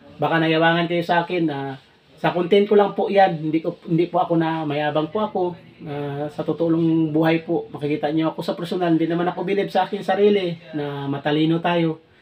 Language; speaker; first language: Filipino; non-native, local second language; Cebuano